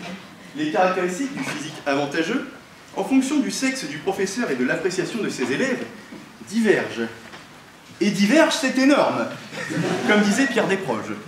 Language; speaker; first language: French; native; French